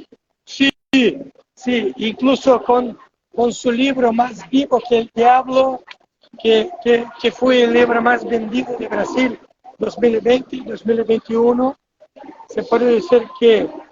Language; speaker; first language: Spanish; non-native, fluent; Portuguese